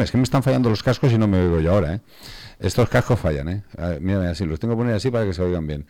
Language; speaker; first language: Spanish; native; Spanish